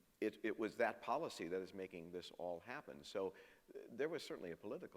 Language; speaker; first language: English; native; English